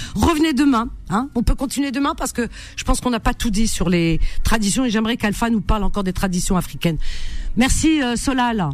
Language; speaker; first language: French; early bilingual, other home language; Arabic